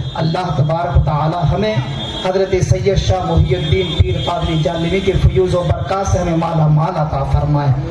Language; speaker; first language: Urdu; native; Urdu